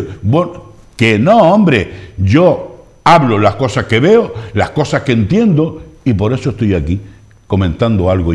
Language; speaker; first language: Spanish; native; Spanish